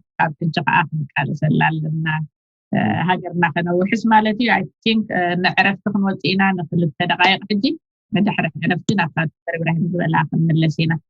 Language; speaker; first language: Tigrinya; native; Tigrinya